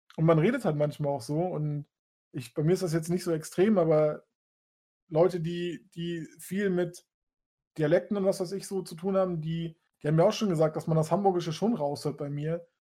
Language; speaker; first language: German; native; German